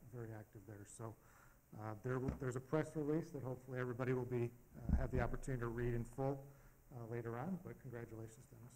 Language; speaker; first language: English; native; English